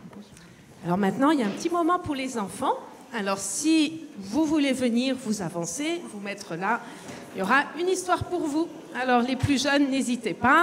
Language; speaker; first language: French; native; French